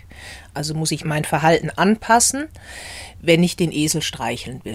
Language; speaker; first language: German; native; German